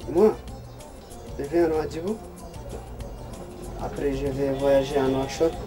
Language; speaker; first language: French; non-native, learner; Arabic